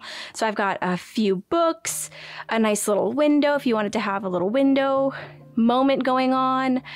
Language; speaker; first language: English; native; English